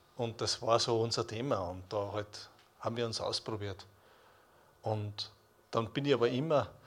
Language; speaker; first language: German; native; German